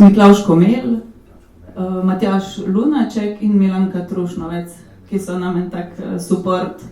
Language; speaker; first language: Slovenian; native; Slovenian